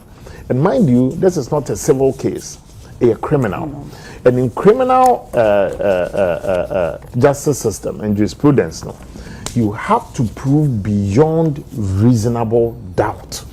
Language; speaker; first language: English; non-native, local second language; Akan